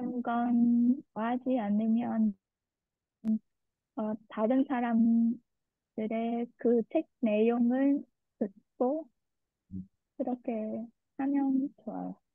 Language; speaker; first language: Korean; non-native, learner; Vietnamese